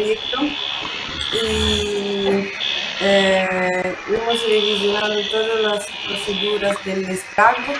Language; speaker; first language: Spanish; non-native, learner; Italian